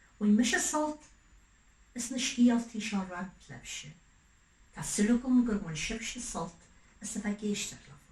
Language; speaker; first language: Irish; native; Irish